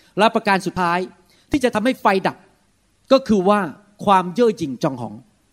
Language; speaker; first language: Thai; early bilingual, heritage; Thai